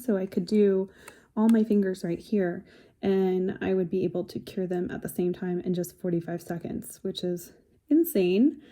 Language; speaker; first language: English; native; English